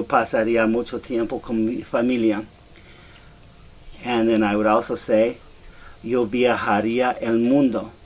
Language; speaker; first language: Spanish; non-native, learner; English